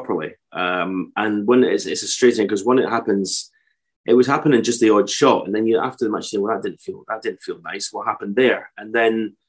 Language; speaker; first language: English; native; English